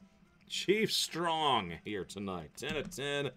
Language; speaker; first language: English; native; English